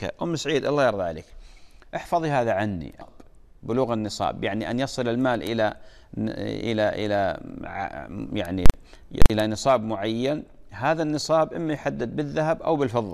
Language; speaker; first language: Arabic; native; Arabic